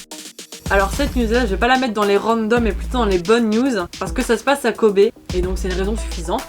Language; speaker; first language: French; native; French